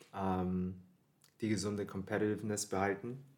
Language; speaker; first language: German; early bilingual, other home language; Filipino